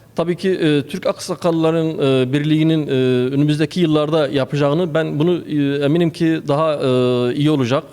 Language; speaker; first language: Turkish; early bilingual, heritage; Arabic